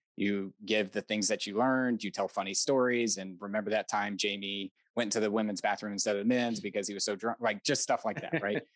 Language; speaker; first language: English; native; English